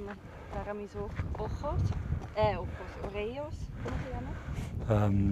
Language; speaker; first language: Spanish; non-native, learner; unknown